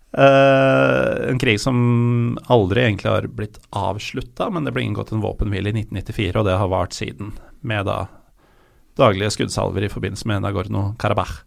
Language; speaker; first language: Norwegian; native; Norwegian